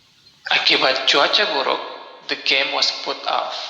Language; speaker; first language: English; non-native, local second language; Indonesian